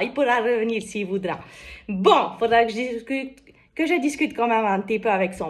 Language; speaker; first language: French; native; French